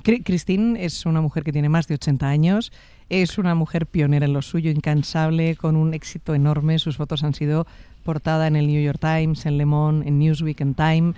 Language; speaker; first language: Spanish; native; Spanish